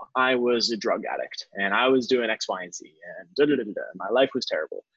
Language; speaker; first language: English; native; English